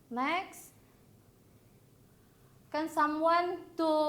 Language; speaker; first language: English; non-native, learner; Indonesian